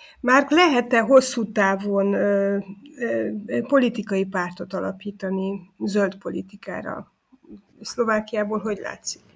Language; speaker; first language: Hungarian; native; Hungarian